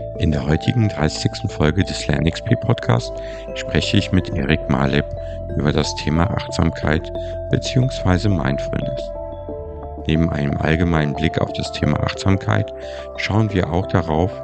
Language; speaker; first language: German; native; German